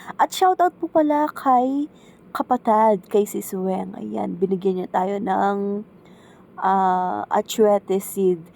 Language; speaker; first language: Filipino; native; Filipino